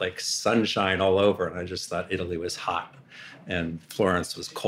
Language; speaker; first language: English; native; English